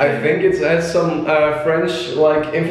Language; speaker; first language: English; non-native, fluent; Dutch